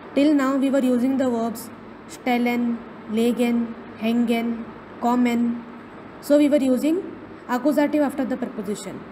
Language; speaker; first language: English; non-native, local second language; Marathi